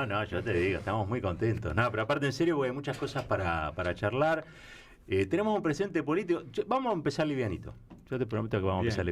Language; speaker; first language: Spanish; native; Spanish